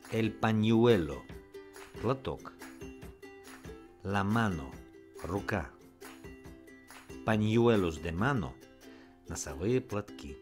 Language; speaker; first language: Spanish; non-native, fluent; Russian